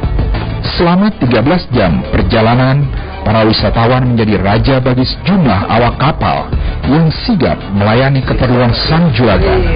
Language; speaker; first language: Indonesian; native; Indonesian